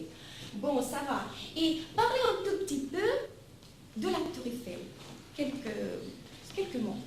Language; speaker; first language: French; non-native, fluent; Russian